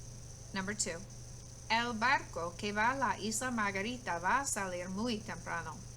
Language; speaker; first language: Spanish; non-native, fluent; English